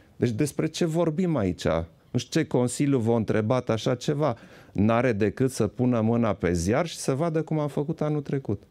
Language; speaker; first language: Romanian; non-native, local second language; German